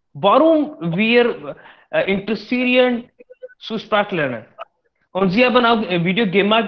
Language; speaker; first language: German; non-native, learner; Hindi